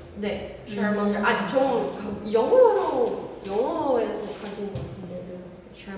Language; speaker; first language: Korean; non-native, learner; Portuguese